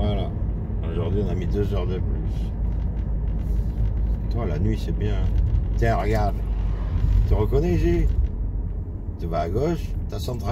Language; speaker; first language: French; native; French